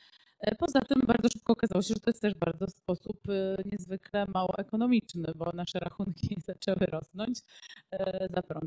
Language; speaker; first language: Polish; native; Polish